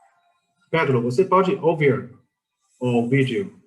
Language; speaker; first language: Portuguese; non-native, learner; Chinese